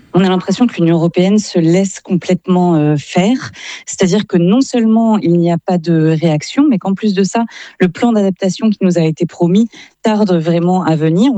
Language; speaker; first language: French; native; French